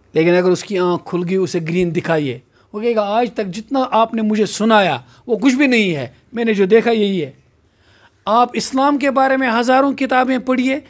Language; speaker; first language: Urdu; non-native, local second language; Kashmiri